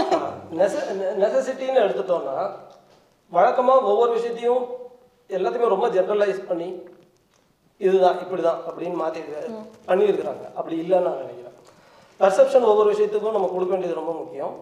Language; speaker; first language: Tamil; native; Tamil